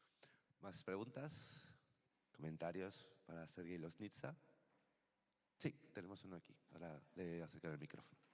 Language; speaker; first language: Spanish; native; Spanish